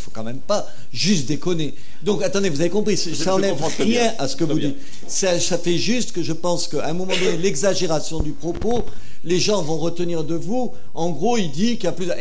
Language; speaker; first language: French; native; French